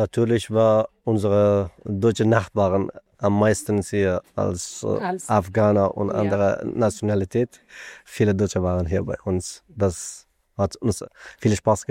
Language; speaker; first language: German; non-native, learner; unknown